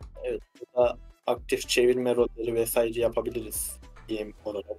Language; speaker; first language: Turkish; native; Turkish